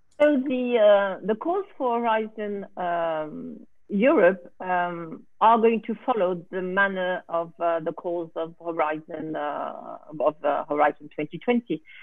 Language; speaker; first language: English; non-native, fluent; French